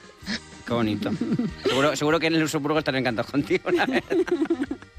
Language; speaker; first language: Spanish; native; Spanish